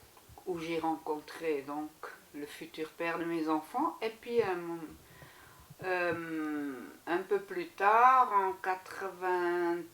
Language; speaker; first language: French; non-native, local second language; German